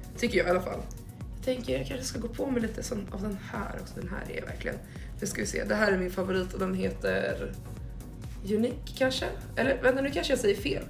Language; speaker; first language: Swedish; native; Swedish